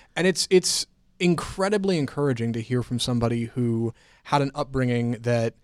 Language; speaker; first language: English; native; English